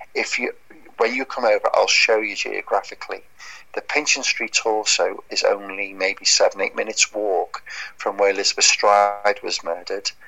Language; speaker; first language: English; native; English